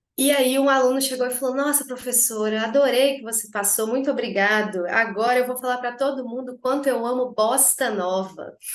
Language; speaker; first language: Portuguese; native; Portuguese